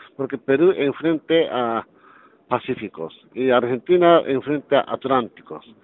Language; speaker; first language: Spanish; non-native, learner; Japanese